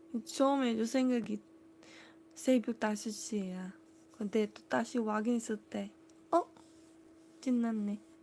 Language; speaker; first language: Korean; non-native, learner; Cebuano